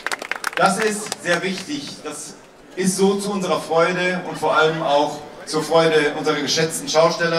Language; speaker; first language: German; native; German